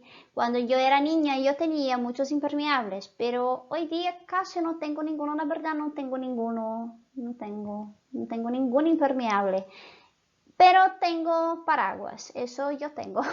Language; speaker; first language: Spanish; non-native, fluent; Portuguese